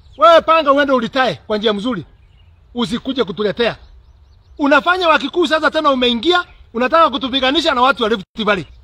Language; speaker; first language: Swahili; native; Swahili